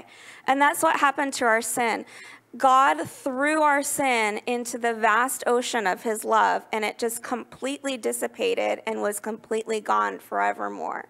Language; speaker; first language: English; native; English